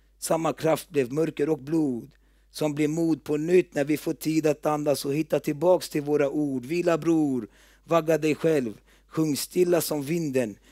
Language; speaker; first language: Swedish; early bilingual, other home language; Turoyo